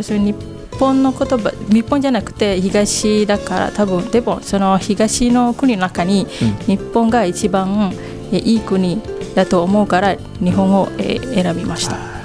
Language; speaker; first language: Japanese; non-native, fluent; Malay